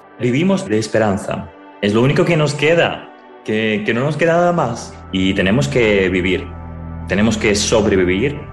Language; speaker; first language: Spanish; non-native, fluent; Ukrainian